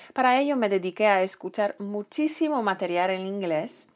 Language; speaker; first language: Spanish; non-native, fluent; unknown